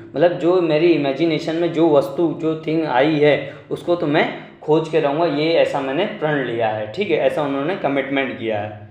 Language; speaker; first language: Hindi; non-native, local second language; Marathi